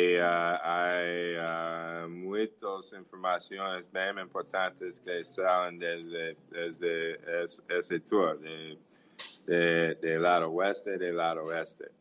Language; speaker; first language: Portuguese; non-native, learner; English